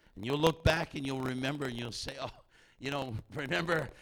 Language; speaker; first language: English; native; English